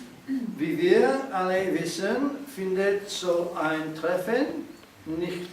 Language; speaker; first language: German; non-native, learner; English